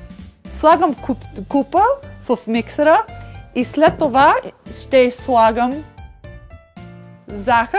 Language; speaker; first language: Bulgarian; non-native, learner; English